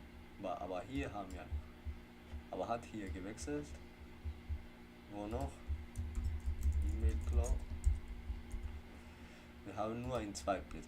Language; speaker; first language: German; non-native, fluent; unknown